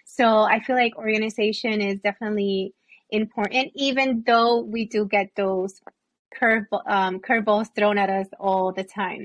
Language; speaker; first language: English; non-native, fluent; Spanish